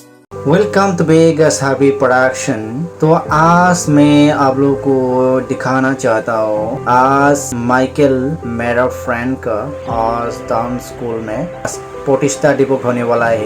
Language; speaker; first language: Hindi; non-native, local second language; Bodo